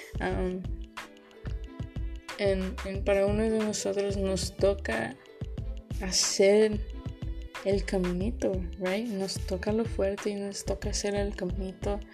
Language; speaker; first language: Spanish; early bilingual, heritage; Spanish